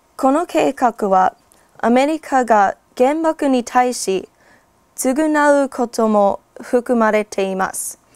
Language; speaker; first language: Japanese; non-native, fluent; English